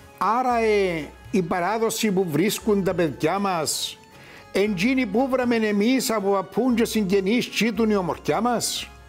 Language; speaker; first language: Greek; native; Greek